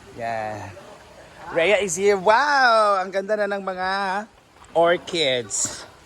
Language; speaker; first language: Filipino; non-native, local second language; Cebuano